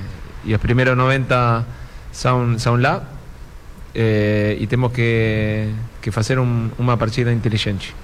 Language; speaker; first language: Portuguese; non-native, fluent; Spanish